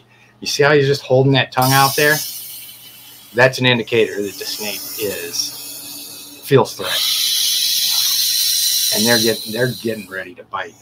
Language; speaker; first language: English; native; English